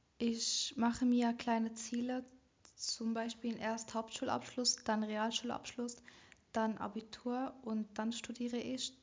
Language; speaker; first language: German; early bilingual, other home language; Arabic